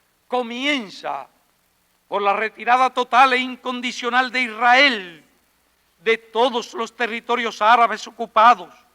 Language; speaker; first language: Spanish; native; Spanish